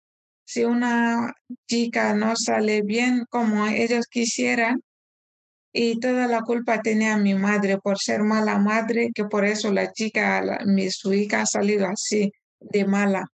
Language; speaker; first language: Spanish; non-native, fluent; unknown